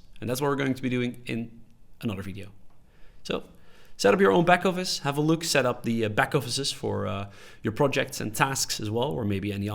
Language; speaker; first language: English; non-native, fluent; Dutch